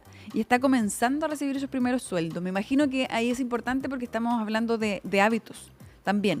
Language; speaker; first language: Spanish; native; Spanish